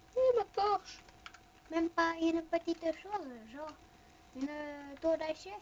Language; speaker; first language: French; native; French